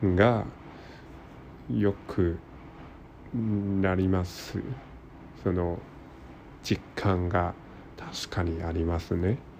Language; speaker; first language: Japanese; non-native, learner; Cantonese